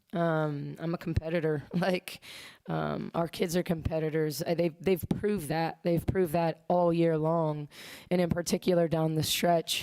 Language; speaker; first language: English; native; English